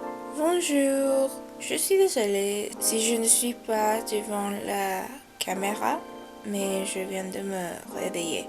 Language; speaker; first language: French; non-native, learner; Spanish